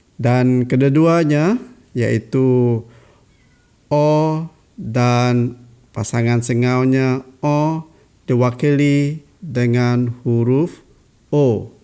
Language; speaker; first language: Malay; non-native, local second language; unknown